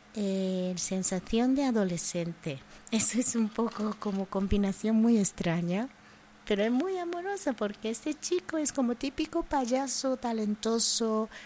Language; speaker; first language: Spanish; non-native, fluent; Japanese